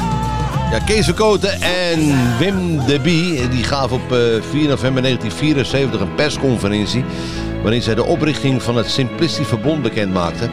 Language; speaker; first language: Dutch; native; Dutch